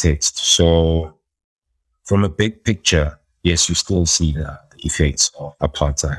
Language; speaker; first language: English; non-native, local second language; Xhosa